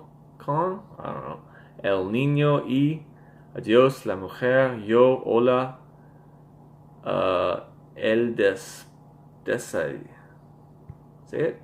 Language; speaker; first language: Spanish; non-native, learner; English